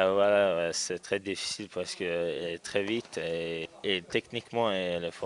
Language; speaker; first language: French; non-native, learner; Chechen